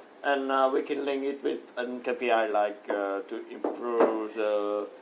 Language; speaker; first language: English; non-native, learner; Vietnamese